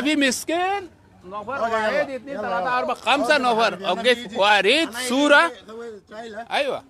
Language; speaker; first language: Arabic; non-native, learner; Bangla